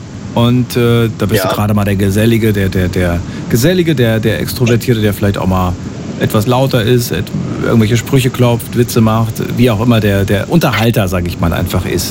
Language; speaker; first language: German; native; German